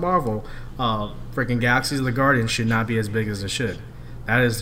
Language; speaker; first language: English; native; English